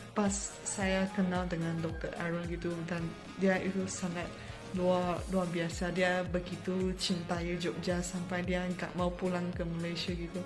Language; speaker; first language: Indonesian; non-native, fluent; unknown